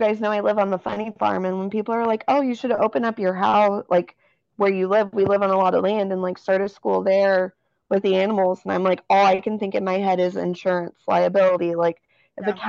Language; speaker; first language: English; native; English